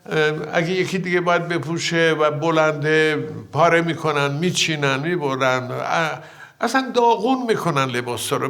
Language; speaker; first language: Persian; native; Persian